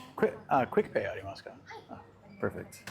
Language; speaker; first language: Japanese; non-native, learner; English